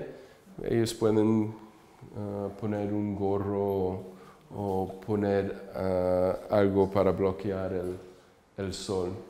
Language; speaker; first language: Spanish; early bilingual, heritage; English